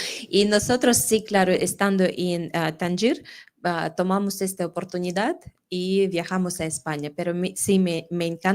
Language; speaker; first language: Spanish; non-native, fluent; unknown